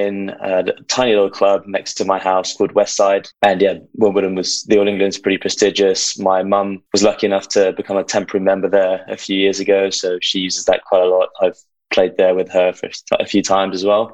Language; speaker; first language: English; native; English